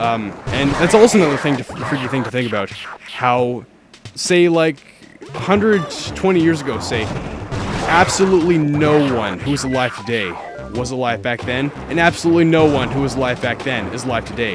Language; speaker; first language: English; native; English